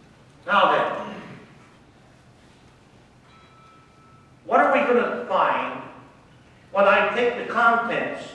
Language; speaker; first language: English; native; English